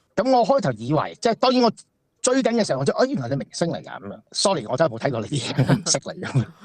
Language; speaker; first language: Cantonese; native; Cantonese